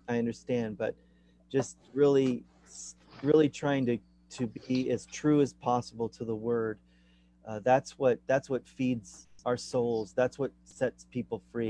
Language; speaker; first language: English; native; English